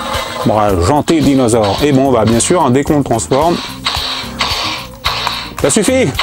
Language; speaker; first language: French; native; French